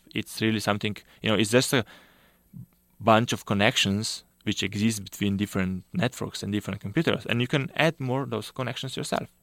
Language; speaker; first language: English; non-native, fluent; Slovenian